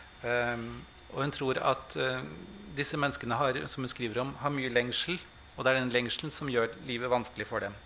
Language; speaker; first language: Norwegian; non-native, fluent; German